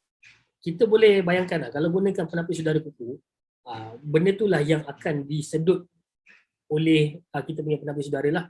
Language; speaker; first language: Malay; native; Malay